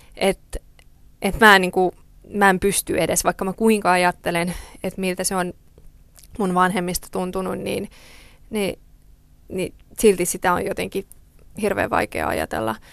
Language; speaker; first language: Finnish; early bilingual, other home language; Persian